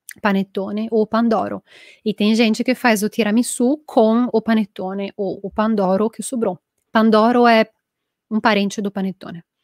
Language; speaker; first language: Portuguese; non-native, fluent; Italian